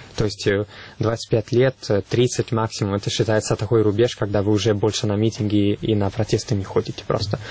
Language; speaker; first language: Russian; non-native, fluent; Italian